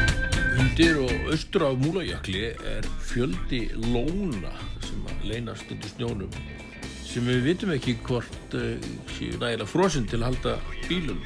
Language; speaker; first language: Icelandic; native; Icelandic